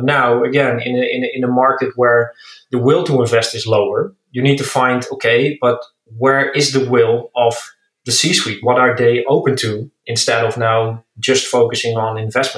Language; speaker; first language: English; non-native, fluent; Dutch